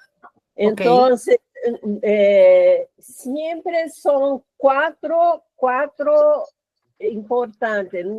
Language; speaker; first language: Spanish; non-native, learner; Portuguese